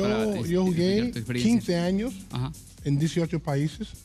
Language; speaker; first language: Spanish; non-native, learner; English